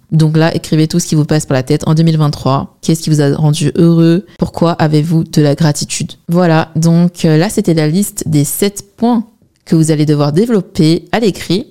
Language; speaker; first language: French; early bilingual, other home language; Chinese